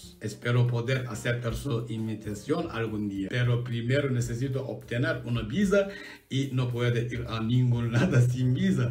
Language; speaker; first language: Spanish; non-native, learner; Turkish